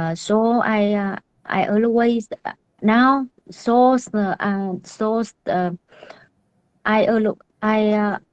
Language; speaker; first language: English; non-native, learner; Vietnamese